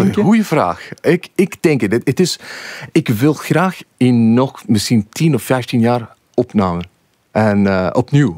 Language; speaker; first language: Dutch; non-native, fluent; English